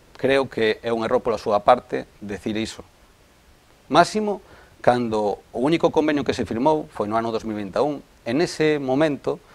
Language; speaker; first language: Galician; non-native, local second language; Spanish